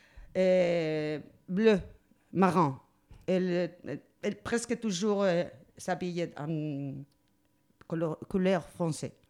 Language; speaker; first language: French; non-native, learner; Spanish